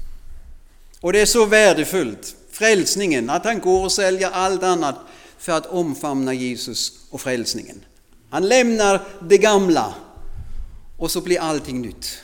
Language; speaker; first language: Swedish; non-native, fluent; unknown